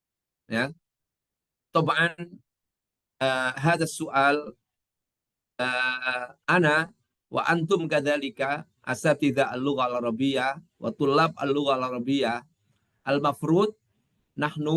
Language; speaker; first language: Arabic; non-native, fluent; Indonesian